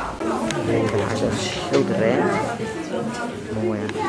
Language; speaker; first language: Dutch; native; Dutch